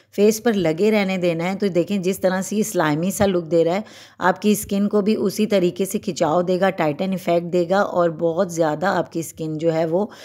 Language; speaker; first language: Hindi; native; Hindi